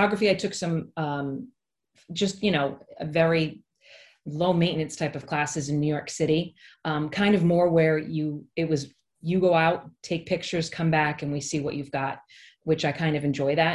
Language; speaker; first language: English; native; English